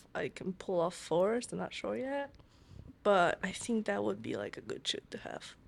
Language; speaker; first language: English; non-native, fluent; Italian